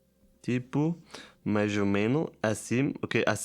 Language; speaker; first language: Portuguese; non-native, learner; German